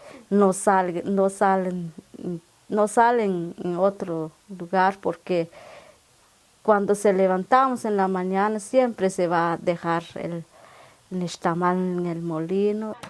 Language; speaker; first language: Spanish; non-native, local second language; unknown